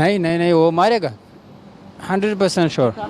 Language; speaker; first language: Hindi; non-native, learner; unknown